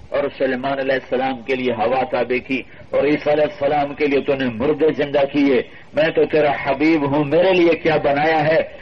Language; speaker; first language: Urdu; non-native, local second language; Punjabi